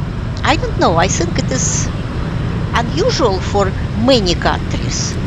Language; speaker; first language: English; non-native, fluent; Russian